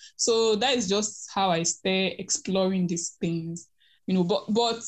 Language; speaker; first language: English; non-native, local second language; Igbo